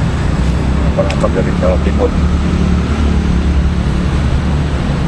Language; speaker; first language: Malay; non-native, local second language; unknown